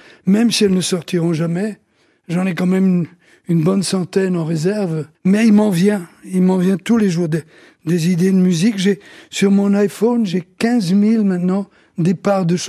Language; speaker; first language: French; early bilingual, other home language; Italian